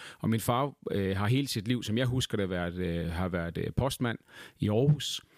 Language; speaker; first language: Danish; native; Danish